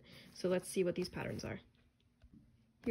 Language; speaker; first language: English; native; English